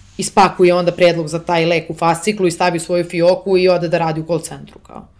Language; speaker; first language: Serbian; native; Serbian